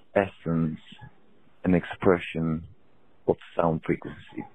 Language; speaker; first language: English; non-native, fluent; Romanian